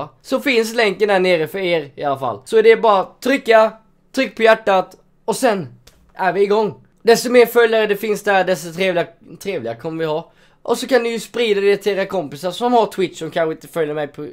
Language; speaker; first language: Swedish; native; Swedish